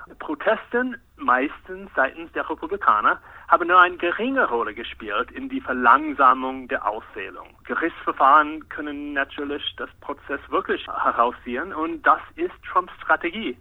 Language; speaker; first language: German; non-native, fluent; English